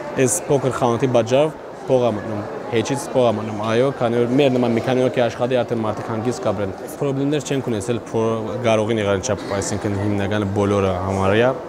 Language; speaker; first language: Armenian; early bilingual, heritage; Armenian